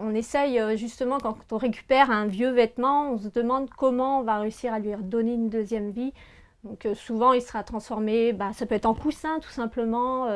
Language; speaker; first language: French; native; French